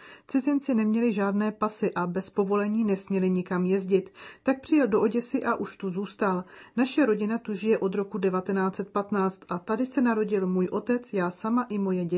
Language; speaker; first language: Czech; early bilingual, heritage; Czech